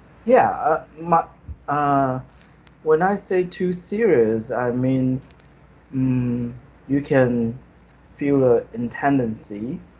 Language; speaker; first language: English; non-native, fluent; Chinese